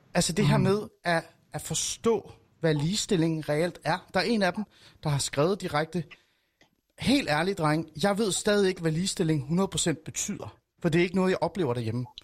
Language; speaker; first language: Danish; early bilingual, other home language; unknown